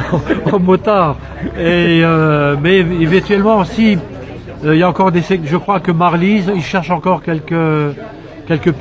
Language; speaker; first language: French; native; French